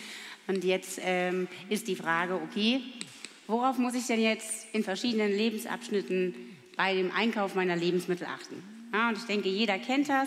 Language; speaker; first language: German; native; German